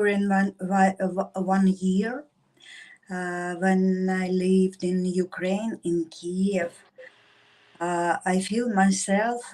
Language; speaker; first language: English; non-native, learner; Russian